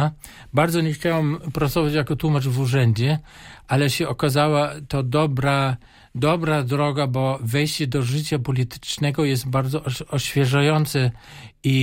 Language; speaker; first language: Polish; non-native, fluent; German